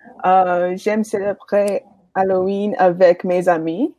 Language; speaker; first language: French; non-native, learner; English